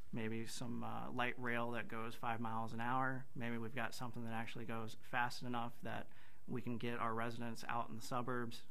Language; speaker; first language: English; native; English